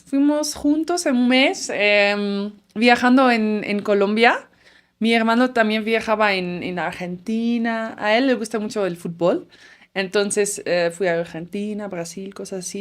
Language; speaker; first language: Spanish; non-native, fluent; Dutch